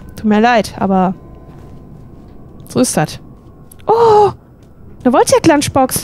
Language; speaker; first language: German; native; German